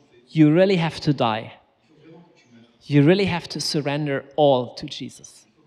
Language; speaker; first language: English; non-native, fluent; German